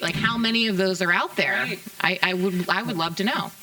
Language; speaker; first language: English; native; English